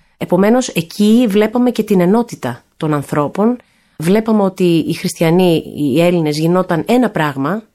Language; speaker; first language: Greek; early bilingual, heritage; Greek